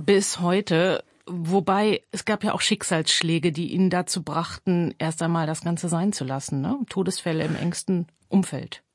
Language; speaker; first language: German; native; German